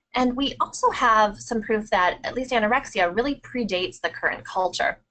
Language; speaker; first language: English; native; English